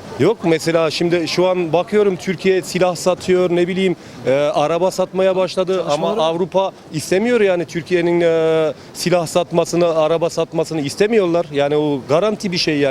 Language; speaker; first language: Turkish; early bilingual, heritage; Turkish